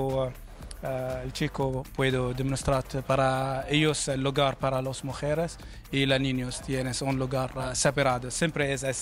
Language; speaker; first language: Spanish; non-native, learner; Arabic